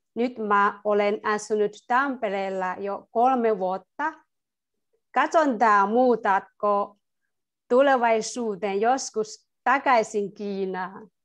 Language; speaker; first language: Finnish; non-native, learner; Chinese